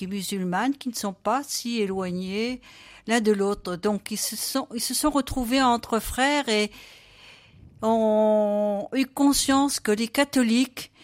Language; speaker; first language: French; native; French